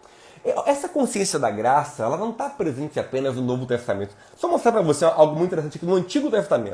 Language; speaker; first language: Portuguese; native; Portuguese